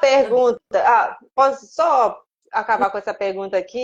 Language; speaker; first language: Portuguese; non-native, fluent; Japanese